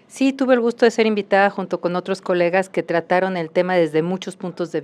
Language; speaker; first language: Spanish; native; Spanish